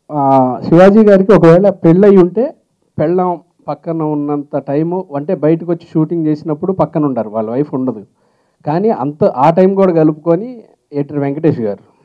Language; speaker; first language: Telugu; native; Telugu